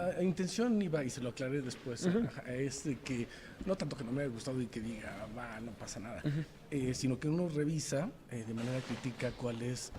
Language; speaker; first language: Spanish; native; Spanish